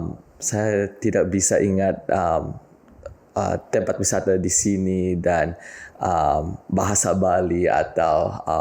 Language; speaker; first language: Indonesian; non-native, learner; English